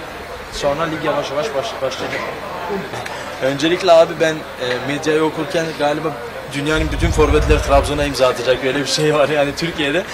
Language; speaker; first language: Turkish; early bilingual, heritage; Turkish